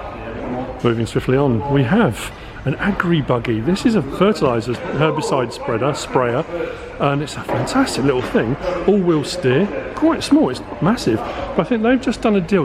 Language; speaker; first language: English; native; English